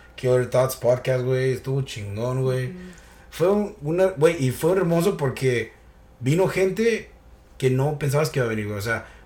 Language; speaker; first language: Spanish; early bilingual, heritage; Spanish